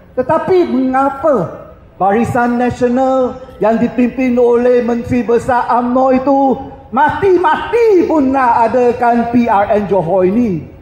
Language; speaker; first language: Malay; non-native, local second language; Chinese